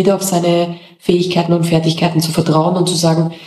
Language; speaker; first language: German; native; German